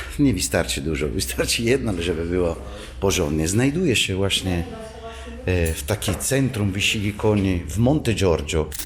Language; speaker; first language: Polish; non-native, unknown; Italian